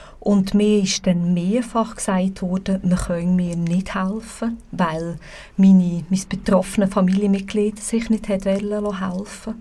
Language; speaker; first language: German; native; German